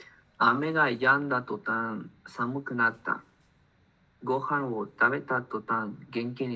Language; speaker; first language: Japanese; non-native, learner; Spanish